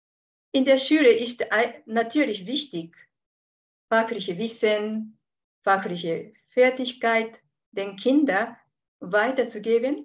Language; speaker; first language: German; non-native, fluent; Japanese